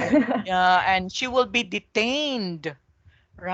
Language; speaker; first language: English; non-native, local second language; Filipino